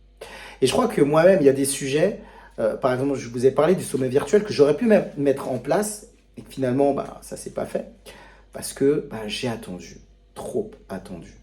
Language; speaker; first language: French; native; French